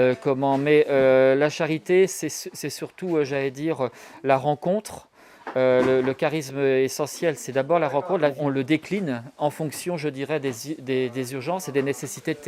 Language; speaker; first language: French; native; French